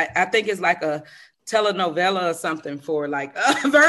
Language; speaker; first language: English; native; English